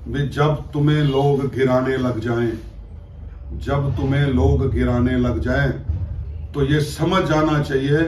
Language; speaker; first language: Hindi; non-native, local second language; Punjabi